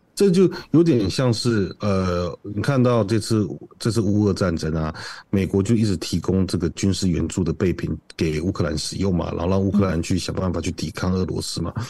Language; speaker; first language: Chinese; native; Chinese